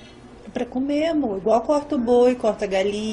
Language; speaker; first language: Portuguese; native; Portuguese